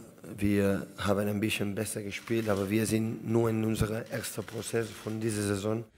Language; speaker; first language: German; non-native, learner; Catalan